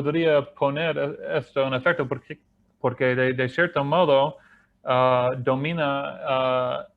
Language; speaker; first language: Spanish; non-native, fluent; English